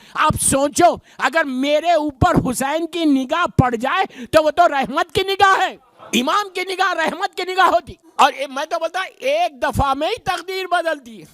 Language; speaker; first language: Urdu; native; Urdu